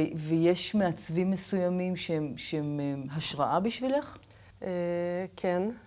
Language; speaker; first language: Hebrew; non-native, fluent; Kazakh